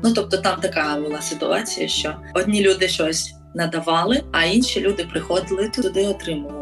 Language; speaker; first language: Ukrainian; native; Ukrainian